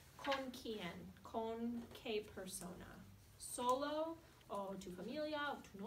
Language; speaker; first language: Spanish; non-native, fluent; English